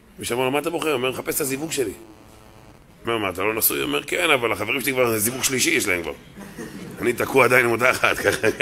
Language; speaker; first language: Hebrew; native; Hebrew